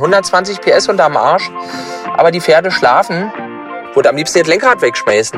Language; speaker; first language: German; native; German